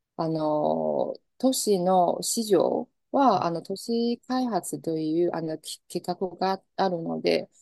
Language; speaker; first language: Japanese; non-native, fluent; Chinese